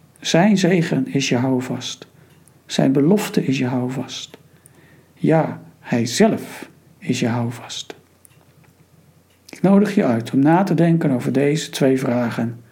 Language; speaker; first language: Dutch; native; Dutch